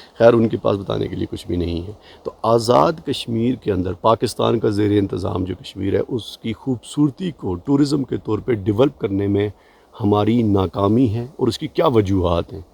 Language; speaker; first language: Urdu; non-native, local second language; Pahari-Potwari